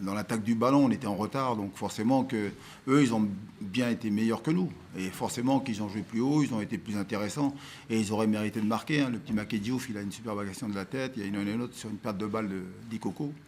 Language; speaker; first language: French; native; French